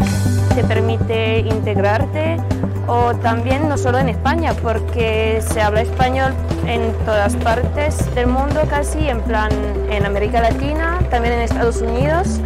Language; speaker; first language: Spanish; non-native, fluent; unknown